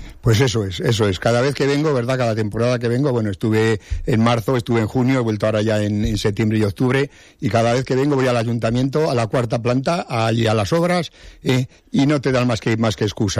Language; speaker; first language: Spanish; native; Spanish